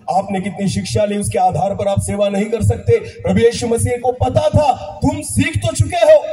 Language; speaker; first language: Hindi; non-native, local second language; Marathi